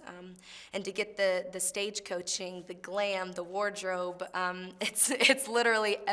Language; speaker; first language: English; native; English